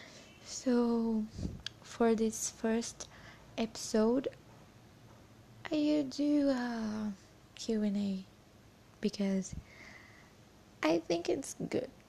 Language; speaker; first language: English; non-native, learner; Portuguese